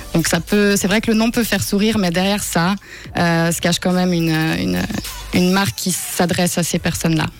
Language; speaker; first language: French; native; French